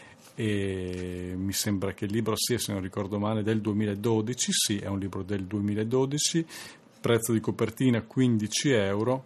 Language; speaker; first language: Italian; native; Italian